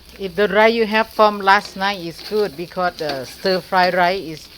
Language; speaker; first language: English; non-native, learner; Thai